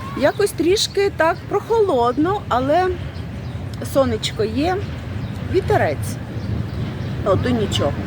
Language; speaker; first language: Ukrainian; non-native, local second language; Russian